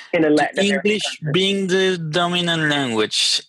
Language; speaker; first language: English; non-native, fluent; Spanish